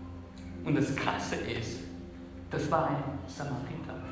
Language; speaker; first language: German; non-native, fluent; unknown